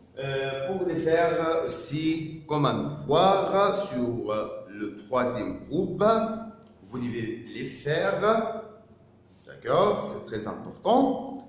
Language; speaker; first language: French; non-native, fluent; Arabic